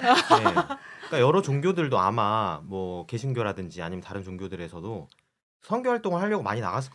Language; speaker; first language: Korean; native; Korean